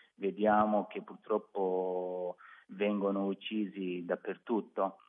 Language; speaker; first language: Italian; non-native, fluent; Persian